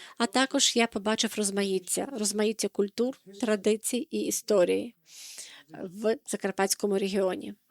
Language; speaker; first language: Ukrainian; non-native, fluent; Dutch